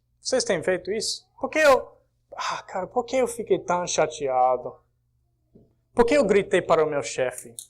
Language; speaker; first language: Portuguese; non-native, fluent; English